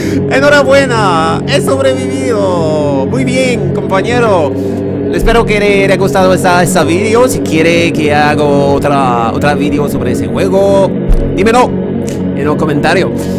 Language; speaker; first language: Spanish; non-native, learner; French